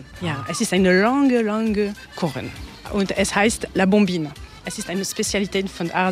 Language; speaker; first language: German; non-native, learner; French